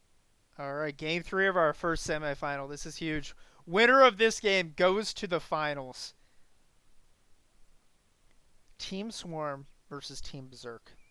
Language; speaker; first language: English; native; English